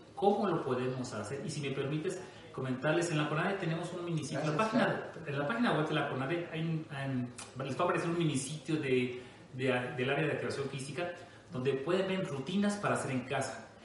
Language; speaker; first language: Spanish; native; Spanish